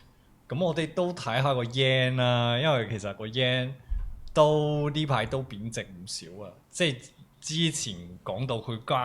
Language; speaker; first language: Cantonese; native; Cantonese